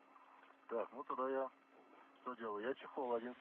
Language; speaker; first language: Russian; native; Russian